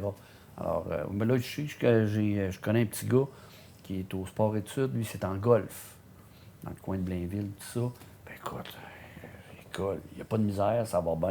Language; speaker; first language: French; native; French